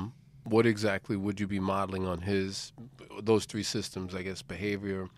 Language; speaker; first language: English; native; English